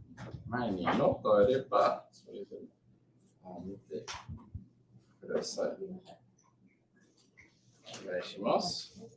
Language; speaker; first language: Japanese; non-native, learner; English